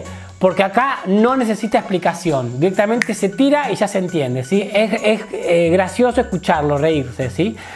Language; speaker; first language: Spanish; native; Spanish